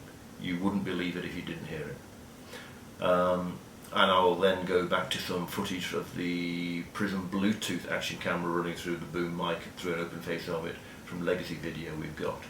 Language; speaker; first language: English; native; English